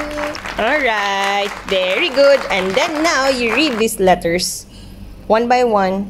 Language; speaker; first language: English; non-native, local second language; Filipino